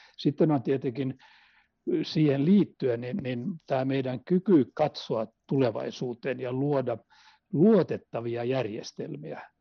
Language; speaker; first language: Finnish; non-native, local second language; Swedish